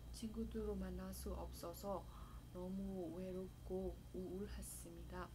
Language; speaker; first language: Korean; non-native, fluent; Burmese